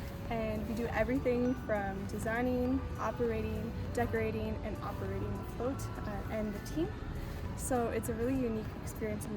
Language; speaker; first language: English; native; English